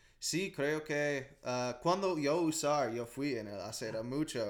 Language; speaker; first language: Spanish; non-native, learner; English